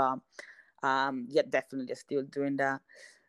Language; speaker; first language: English; non-native, fluent; Italian